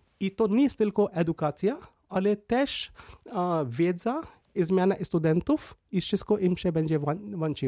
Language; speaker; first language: Polish; non-native, fluent; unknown